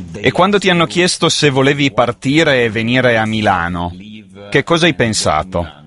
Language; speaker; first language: Italian; native; Italian